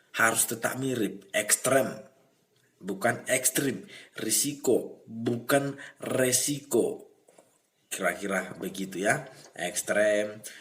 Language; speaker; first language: Indonesian; native; Indonesian